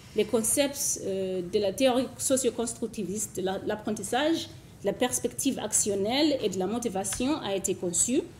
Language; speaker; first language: French; non-native, fluent; Shona